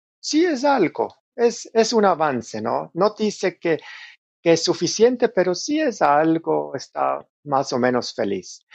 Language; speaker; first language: Spanish; non-native, fluent; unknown